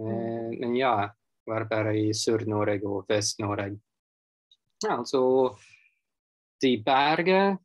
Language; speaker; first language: Norwegian; non-native, fluent; Russian